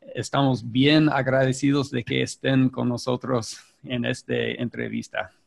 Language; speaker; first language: Spanish; non-native, fluent; English